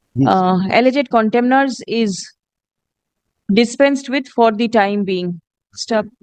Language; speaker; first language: English; non-native, local second language; Bangla